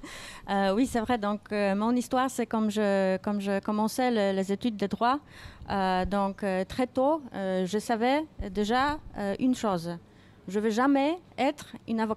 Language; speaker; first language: French; non-native, fluent; Polish